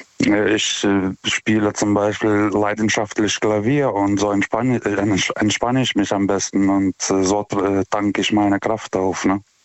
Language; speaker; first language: German; non-native, fluent; Lithuanian